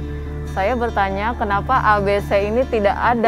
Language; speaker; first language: Indonesian; native; Indonesian